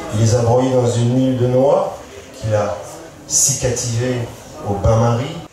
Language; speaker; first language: French; native; French